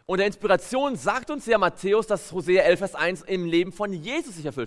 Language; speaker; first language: German; native; German